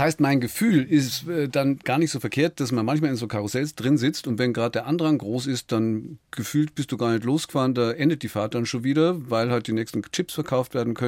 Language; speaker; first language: German; native; German